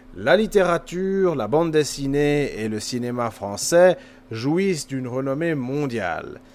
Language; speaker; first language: French; native; French